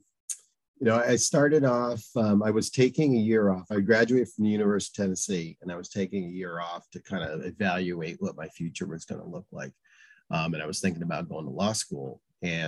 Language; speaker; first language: English; native; English